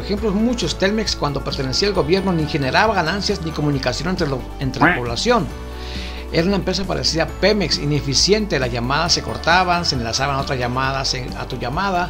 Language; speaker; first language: Spanish; native; Spanish